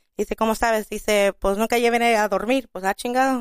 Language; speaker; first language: Spanish; early bilingual, other home language; English